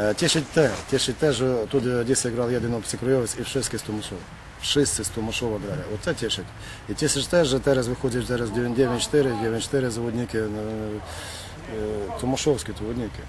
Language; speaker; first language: Polish; non-native, learner; Ukrainian